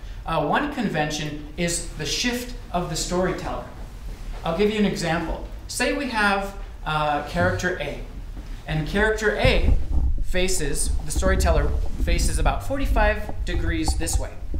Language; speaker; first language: English; native; English